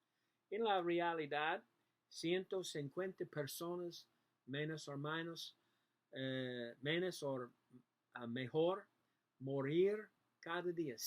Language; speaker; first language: Spanish; non-native, learner; English